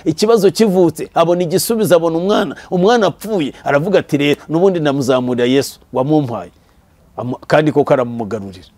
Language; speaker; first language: Kinyarwanda; native; Kinyarwanda